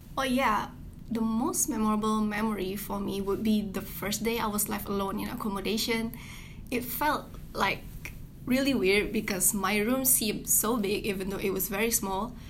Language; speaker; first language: English; non-native, fluent; Indonesian